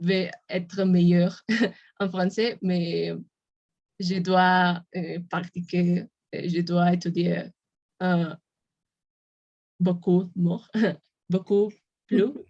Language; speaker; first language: French; non-native, learner; Spanish